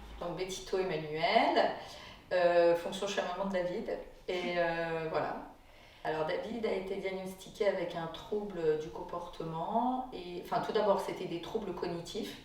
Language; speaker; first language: French; native; French